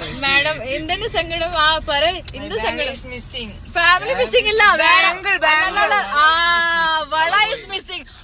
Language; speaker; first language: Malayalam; non-native, learner; Hindi